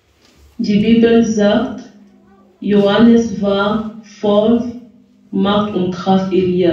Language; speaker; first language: German; non-native, fluent; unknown